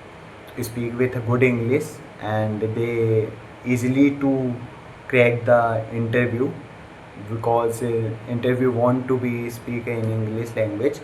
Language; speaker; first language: English; non-native, learner; Hindi